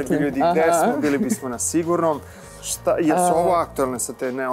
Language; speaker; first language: Serbian; native; Serbian